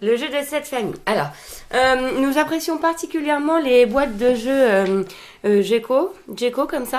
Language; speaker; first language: French; native; French